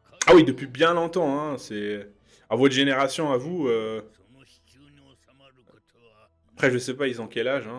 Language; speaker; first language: French; native; French